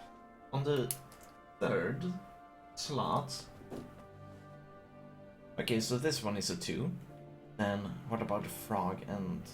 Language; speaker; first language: English; non-native, fluent; Chinese